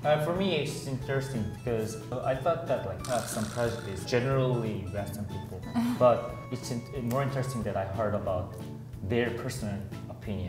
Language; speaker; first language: English; non-native, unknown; Korean